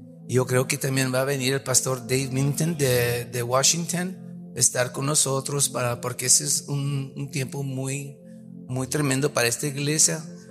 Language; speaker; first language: Spanish; early bilingual, heritage; Spanish